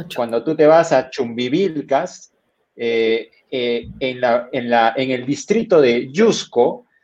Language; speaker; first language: Spanish; native; Spanish